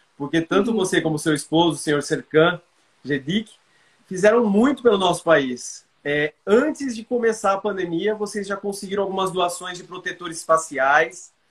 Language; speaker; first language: Portuguese; native; Portuguese